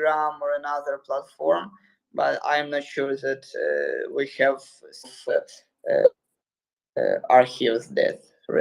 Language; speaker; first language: English; non-native, learner; Ukrainian